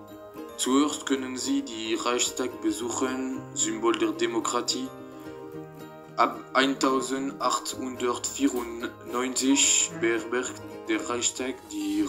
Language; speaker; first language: German; non-native, learner; French